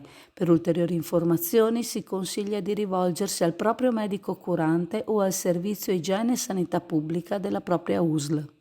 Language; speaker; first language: Italian; native; Italian